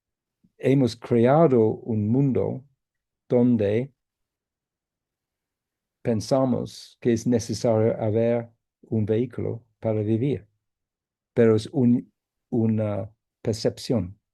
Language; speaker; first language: Spanish; non-native, fluent; English